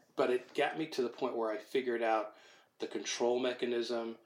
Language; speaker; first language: English; native; English